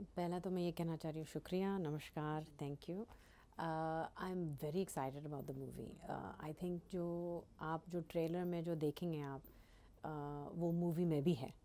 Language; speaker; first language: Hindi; early bilingual, heritage; Hindi